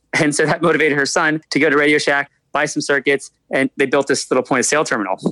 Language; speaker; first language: English; native; English